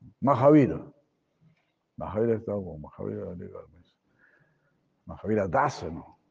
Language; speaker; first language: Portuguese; non-native, fluent; Spanish